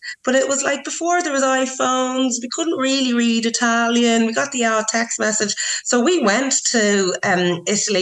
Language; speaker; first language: English; native; English